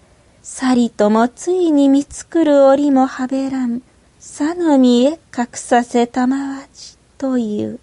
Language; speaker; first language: Japanese; native; Japanese